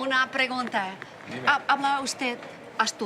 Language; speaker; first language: Spanish; non-native, learner; Dutch